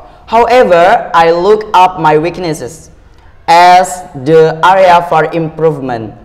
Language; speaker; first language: English; non-native, learner; Indonesian